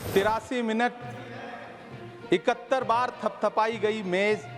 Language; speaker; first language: Hindi; native; Hindi